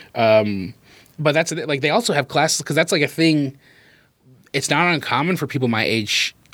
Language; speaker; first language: English; native; English